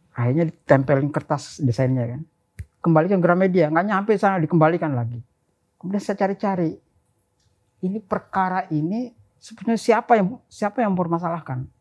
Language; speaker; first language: Indonesian; native; Indonesian